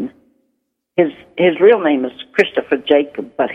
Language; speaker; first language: English; native; English